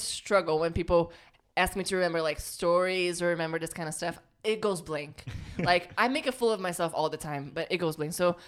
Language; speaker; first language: English; non-native, fluent; Portuguese